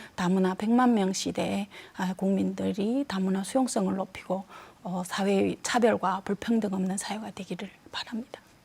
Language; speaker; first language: Korean; non-native, fluent; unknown